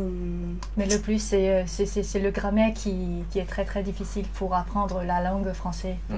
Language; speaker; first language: French; non-native, learner; Lao